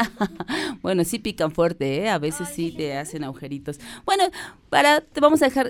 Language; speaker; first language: Spanish; native; Spanish